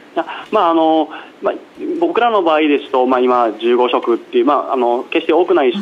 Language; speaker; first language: Japanese; native; Japanese